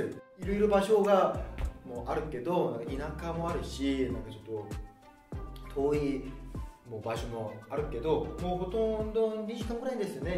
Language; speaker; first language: Japanese; non-native, fluent; Korean